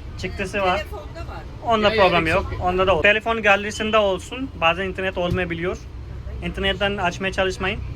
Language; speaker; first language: Turkish; non-native, fluent; Hindi